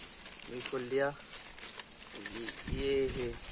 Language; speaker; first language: Hindi; non-native, local second language; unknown